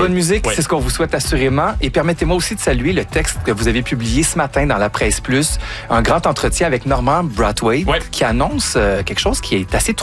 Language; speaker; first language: French; native; French